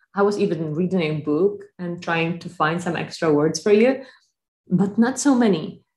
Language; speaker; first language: English; non-native, fluent; Polish